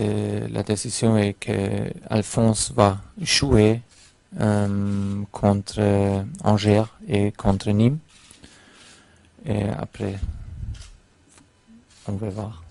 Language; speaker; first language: French; non-native, fluent; German